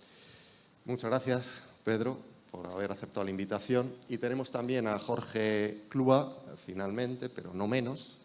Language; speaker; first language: Spanish; native; Spanish